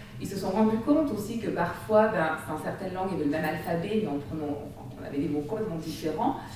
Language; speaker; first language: French; native; French